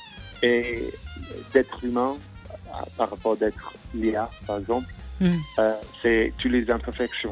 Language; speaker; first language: French; non-native, fluent; English